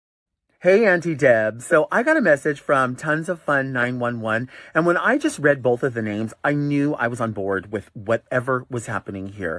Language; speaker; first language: English; native; English